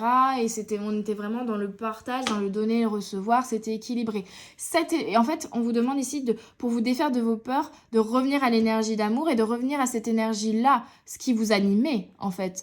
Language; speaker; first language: French; native; French